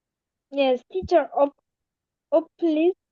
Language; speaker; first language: English; non-native, learner; Korean